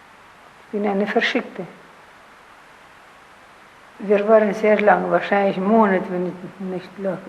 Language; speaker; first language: German; early bilingual, heritage; German